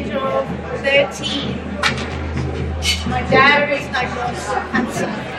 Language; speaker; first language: English; early bilingual, other home language; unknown